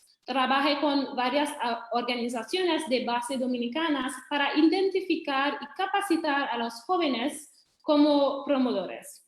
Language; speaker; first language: Spanish; non-native, fluent; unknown